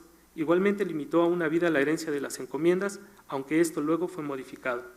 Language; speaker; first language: Spanish; native; Spanish